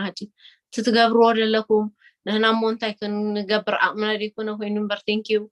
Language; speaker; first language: Tigrinya; early bilingual, heritage; Tigrinya